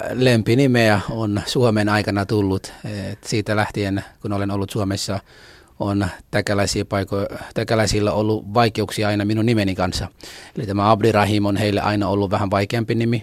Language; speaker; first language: Finnish; non-native, fluent; Somali